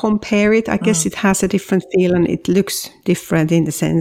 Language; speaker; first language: English; non-native, fluent; Finnish